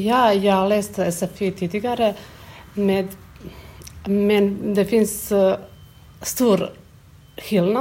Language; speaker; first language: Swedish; non-native, learner; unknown